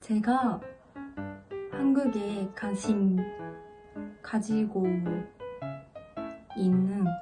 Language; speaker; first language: Korean; non-native, learner; Japanese